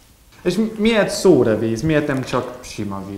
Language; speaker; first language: Hungarian; non-native, learner; English